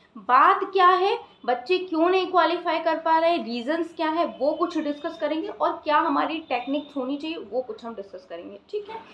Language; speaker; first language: Hindi; native; Hindi